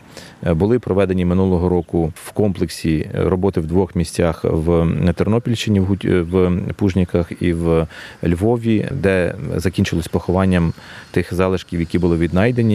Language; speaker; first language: Ukrainian; native; Ukrainian